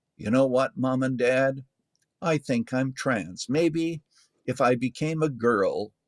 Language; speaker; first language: English; native; English